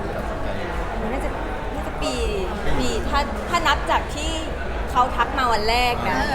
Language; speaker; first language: Thai; native; Thai